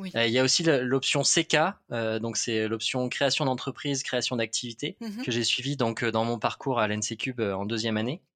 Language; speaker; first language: French; native; French